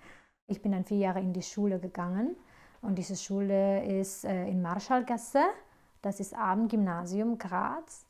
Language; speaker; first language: German; non-native, fluent; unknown